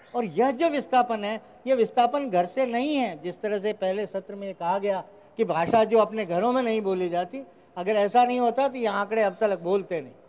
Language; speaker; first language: Hindi; non-native, local second language; Rajasthani